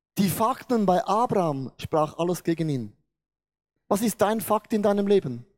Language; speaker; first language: German; non-native, fluent; Portuguese